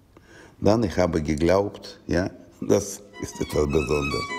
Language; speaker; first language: German; non-native, learner; Russian